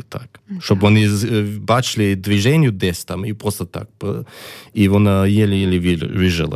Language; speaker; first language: Ukrainian; non-native, learner; German